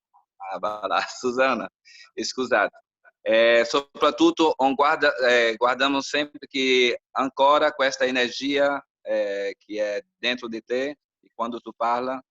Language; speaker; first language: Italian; non-native, learner; Portuguese